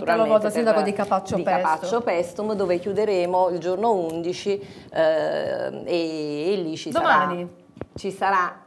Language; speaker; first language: Italian; native; Italian